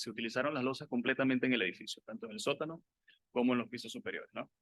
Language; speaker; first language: Spanish; native; Spanish